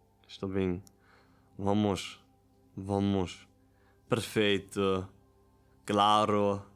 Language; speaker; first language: Portuguese; non-native, learner; German